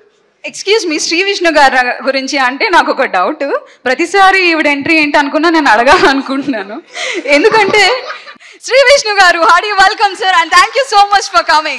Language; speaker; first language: Telugu; native; Telugu